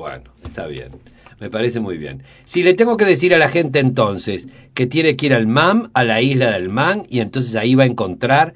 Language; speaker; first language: Spanish; native; Spanish